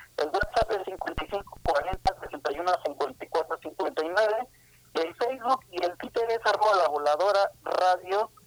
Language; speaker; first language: Spanish; native; Spanish